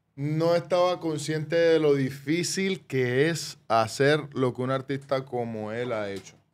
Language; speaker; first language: Spanish; native; Spanish